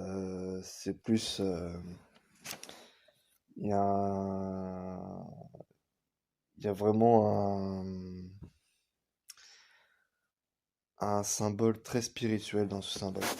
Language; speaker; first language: French; native; French